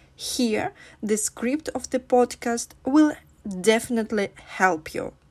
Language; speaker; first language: English; non-native, fluent; Russian